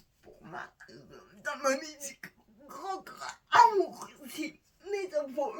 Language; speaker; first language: French; non-native, learner; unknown